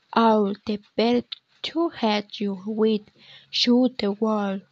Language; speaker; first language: English; non-native, learner; Spanish